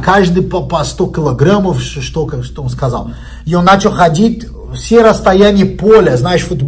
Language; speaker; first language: Russian; non-native, learner; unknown